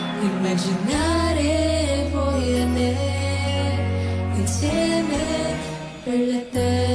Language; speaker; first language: Italian; non-native, learner; Filipino